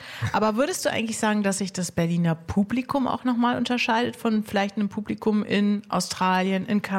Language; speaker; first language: German; native; German